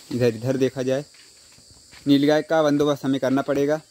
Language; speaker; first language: Hindi; native; Hindi